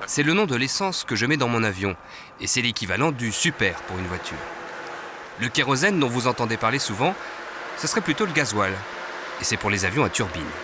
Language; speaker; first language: French; native; French